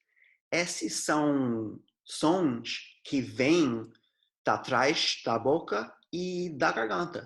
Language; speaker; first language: Portuguese; non-native, fluent; English